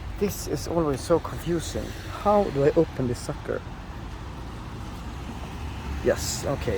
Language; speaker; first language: English; non-native, fluent; Swedish